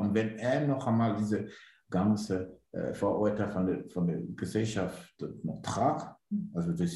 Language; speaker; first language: German; non-native, learner; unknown